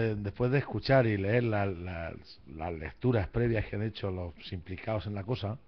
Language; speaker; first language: Spanish; native; Spanish